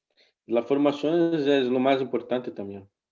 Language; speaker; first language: Spanish; non-native, fluent; Portuguese